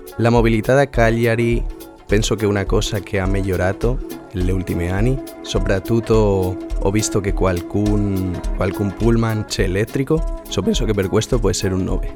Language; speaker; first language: Italian; non-native, learner; Spanish